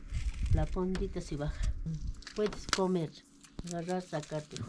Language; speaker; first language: Spanish; non-native, local second language; Aymara